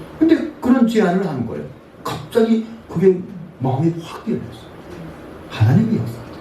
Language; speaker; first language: Korean; native; Korean